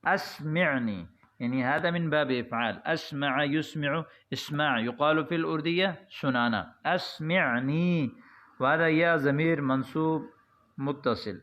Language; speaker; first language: Arabic; non-native, fluent; Urdu